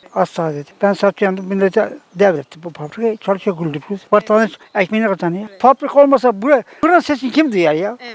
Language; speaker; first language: Turkish; native; Turkish